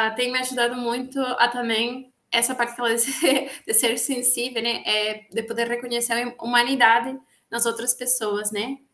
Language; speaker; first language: Portuguese; non-native, fluent; Spanish